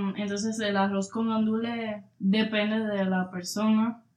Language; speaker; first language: Spanish; native; Spanish